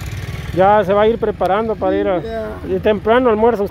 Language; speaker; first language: Spanish; native; Spanish